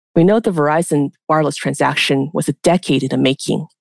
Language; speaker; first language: English; native; English